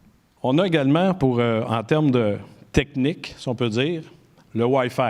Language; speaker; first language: French; native; French